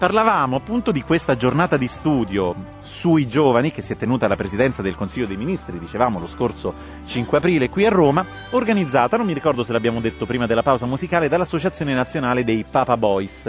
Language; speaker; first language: Italian; native; Italian